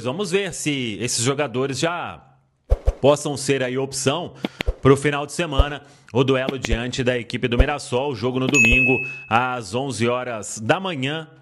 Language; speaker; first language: Portuguese; native; Portuguese